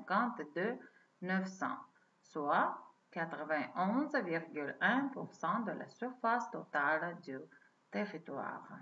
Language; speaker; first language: French; non-native, fluent; Uzbek